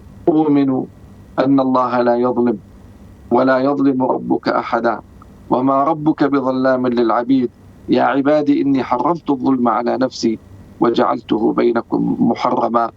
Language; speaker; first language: Arabic; native; Arabic